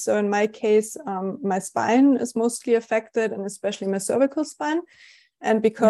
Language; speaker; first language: English; non-native, fluent; German